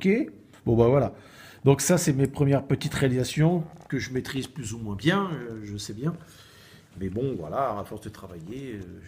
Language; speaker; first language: French; native; French